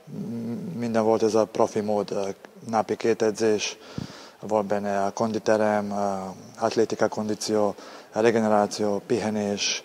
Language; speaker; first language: Hungarian; non-native, fluent; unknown